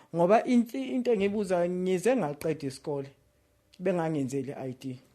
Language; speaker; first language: Zulu; native; Zulu